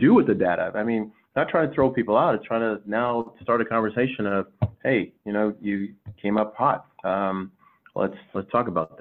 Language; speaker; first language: English; native; English